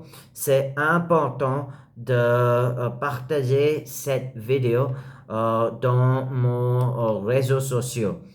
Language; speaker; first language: French; non-native, learner; English